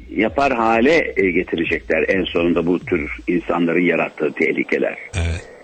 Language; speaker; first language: Turkish; native; Turkish